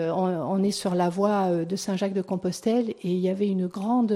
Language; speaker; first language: French; native; French